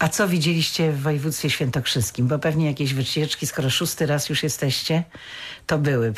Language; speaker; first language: Polish; native; Polish